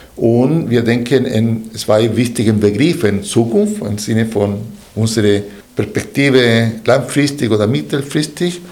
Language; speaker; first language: German; non-native, fluent; Spanish